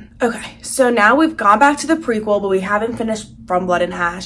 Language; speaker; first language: English; native; English